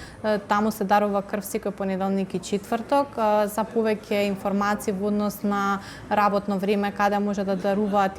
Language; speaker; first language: Macedonian; native; Macedonian